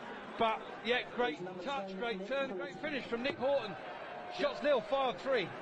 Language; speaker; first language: English; native; English